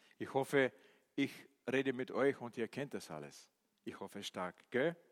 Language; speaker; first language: German; non-native, fluent; Bulgarian